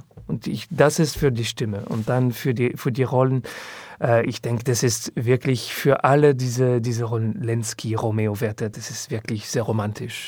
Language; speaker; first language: German; non-native, learner; French